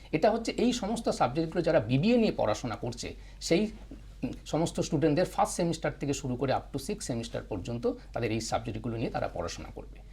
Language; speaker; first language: Bangla; native; Bangla